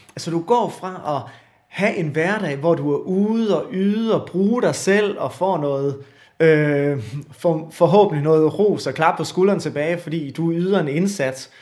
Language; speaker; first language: Danish; native; Danish